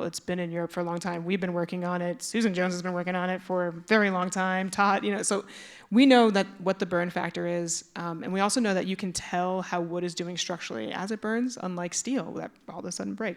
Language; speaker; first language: English; native; English